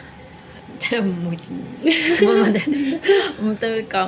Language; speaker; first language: Cantonese; non-native, learner; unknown